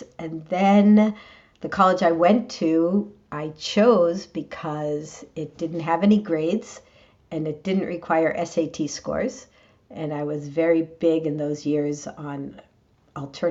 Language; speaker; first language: English; native; English